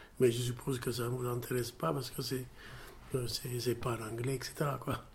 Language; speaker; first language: French; non-native, fluent; Amharic